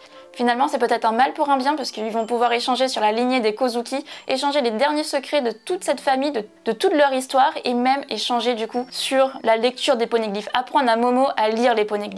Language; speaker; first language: French; native; French